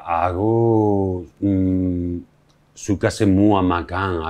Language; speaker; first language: Indonesian; non-native, learner; Spanish